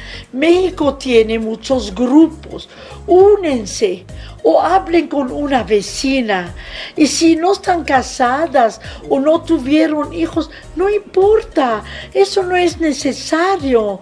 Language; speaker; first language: Spanish; non-native, fluent; Arabic